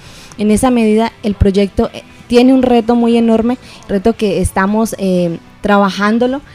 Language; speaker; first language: Spanish; native; Spanish